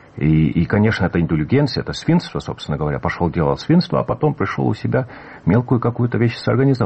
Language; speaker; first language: Russian; native; Russian